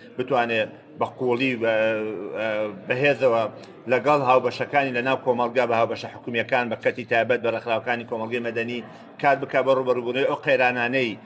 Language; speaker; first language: Central Kurdish; native; Central Kurdish